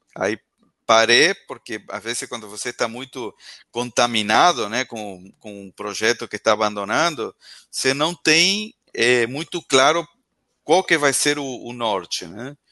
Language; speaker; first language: Portuguese; non-native, fluent; Spanish